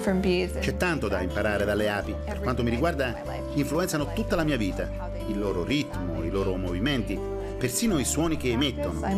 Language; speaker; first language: Italian; native; Italian